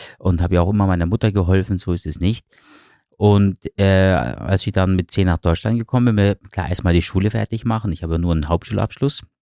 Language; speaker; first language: German; early bilingual, other home language; Turkish